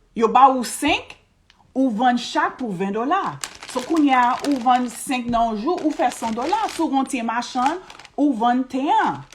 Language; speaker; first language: Haitian Creole; early bilingual, heritage; Haitian Creole